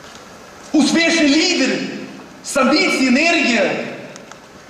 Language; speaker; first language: Russian; non-native, learner; Swedish